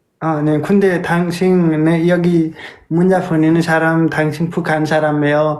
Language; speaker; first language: Korean; non-native, learner; Nepali